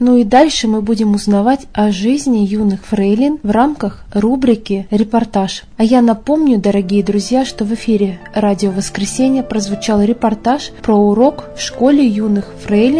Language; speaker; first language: Russian; native; Russian